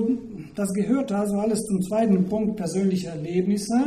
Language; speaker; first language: German; non-native, fluent; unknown